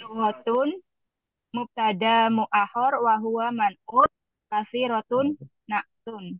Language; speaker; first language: Arabic; non-native, learner; Indonesian